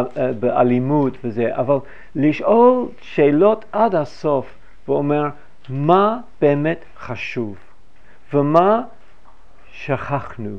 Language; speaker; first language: Hebrew; non-native, fluent; English